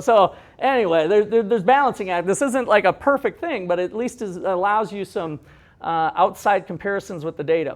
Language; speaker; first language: English; native; English